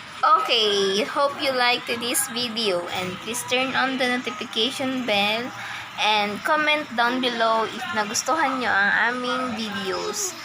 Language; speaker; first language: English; non-native, local second language; Filipino